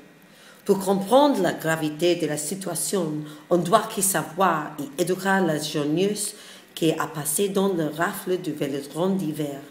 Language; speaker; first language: French; non-native, learner; English